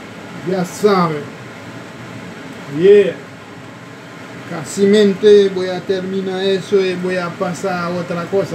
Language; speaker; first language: Spanish; non-native, fluent; Haitian Creole